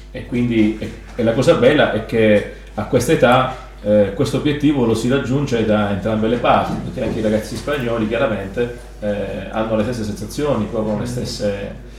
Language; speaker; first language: Italian; native; Italian